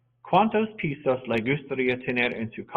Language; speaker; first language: Spanish; non-native, fluent; English